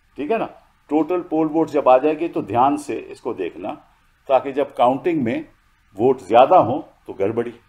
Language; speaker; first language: Hindi; native; Hindi